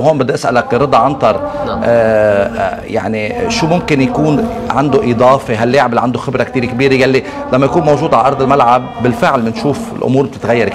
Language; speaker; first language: Arabic; native; Arabic